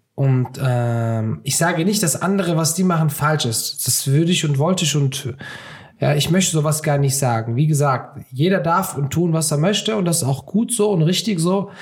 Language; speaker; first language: German; early bilingual, other home language; Turkish